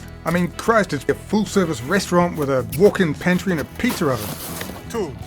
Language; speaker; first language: English; native; English